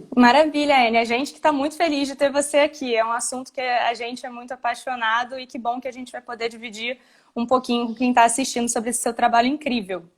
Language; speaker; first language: Portuguese; native; Portuguese